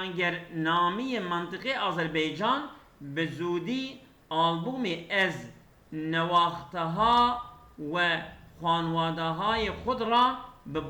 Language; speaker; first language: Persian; non-native, fluent; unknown